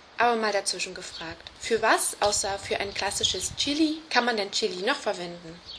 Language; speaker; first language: German; native; German